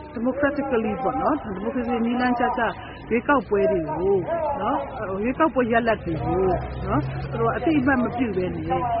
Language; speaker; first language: Burmese; native; Burmese